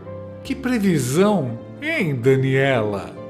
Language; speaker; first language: Portuguese; native; Portuguese